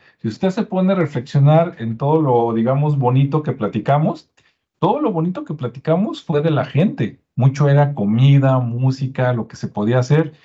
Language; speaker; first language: Spanish; native; Spanish